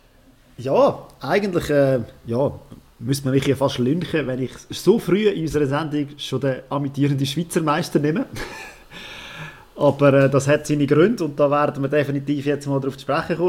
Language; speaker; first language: German; native; German